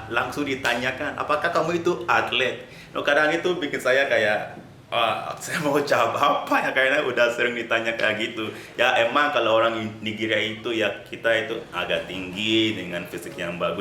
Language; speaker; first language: Indonesian; non-native, fluent; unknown